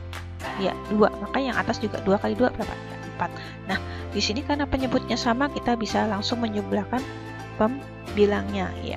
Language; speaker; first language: Indonesian; native; Indonesian